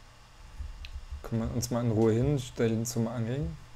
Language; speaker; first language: German; native; German